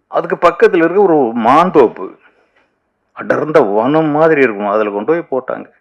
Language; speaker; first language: Tamil; native; Tamil